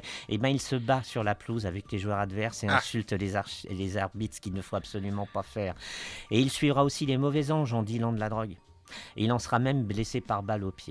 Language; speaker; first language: French; native; French